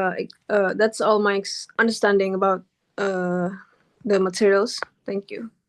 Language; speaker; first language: English; non-native, learner; Indonesian